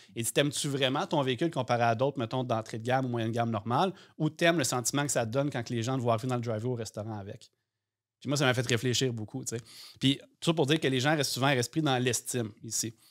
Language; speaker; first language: French; native; French